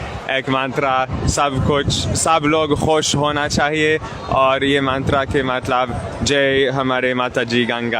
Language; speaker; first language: Hindi; non-native, learner; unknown